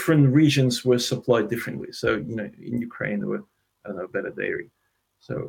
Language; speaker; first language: English; non-native, fluent; Russian